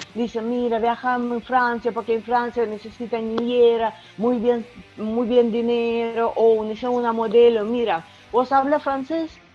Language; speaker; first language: Spanish; non-native, learner; Russian